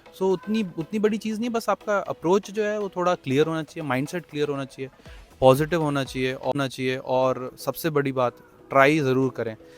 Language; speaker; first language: Hindi; native; Hindi